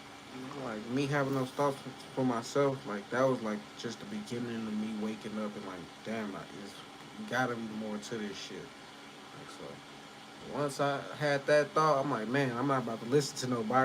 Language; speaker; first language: English; native; English